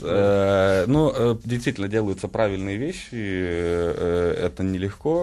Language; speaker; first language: Russian; native; Russian